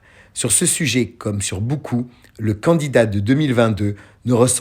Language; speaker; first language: French; native; French